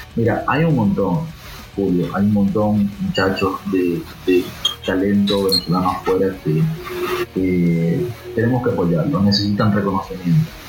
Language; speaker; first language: Spanish; native; Spanish